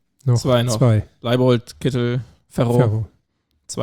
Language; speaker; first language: German; native; German